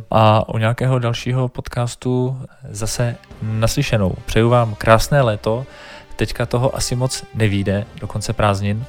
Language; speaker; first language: Czech; native; Czech